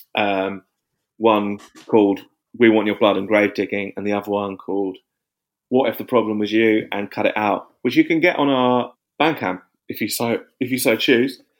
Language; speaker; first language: English; native; English